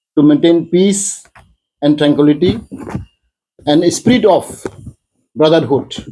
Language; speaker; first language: English; non-native, local second language; Bangla